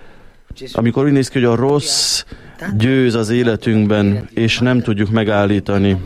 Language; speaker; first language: Hungarian; native; Hungarian